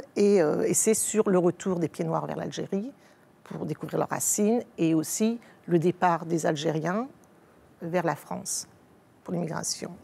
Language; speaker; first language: French; native; French